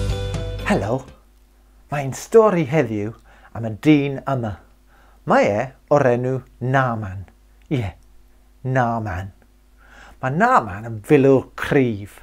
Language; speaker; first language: Welsh; non-native, local second language; English